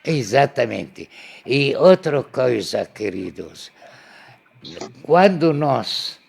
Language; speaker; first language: Portuguese; non-native, learner; Arabic